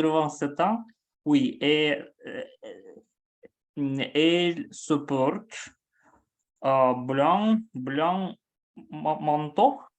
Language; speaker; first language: French; non-native, learner; Russian